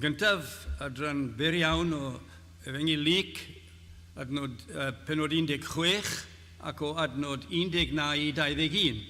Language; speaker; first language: Welsh; native; Welsh